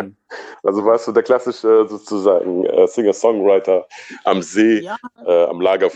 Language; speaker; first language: German; native; German